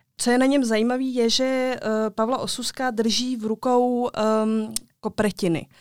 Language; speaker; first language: Czech; native; Czech